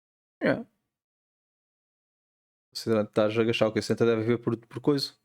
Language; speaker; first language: Portuguese; native; Portuguese